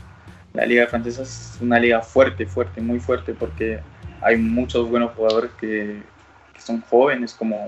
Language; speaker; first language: Spanish; early bilingual, other home language; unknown